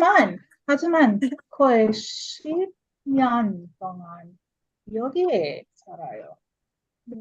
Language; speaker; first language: Korean; non-native, learner; English